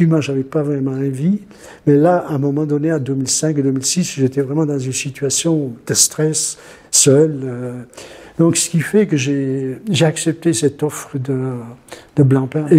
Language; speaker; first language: French; non-native, fluent; Italian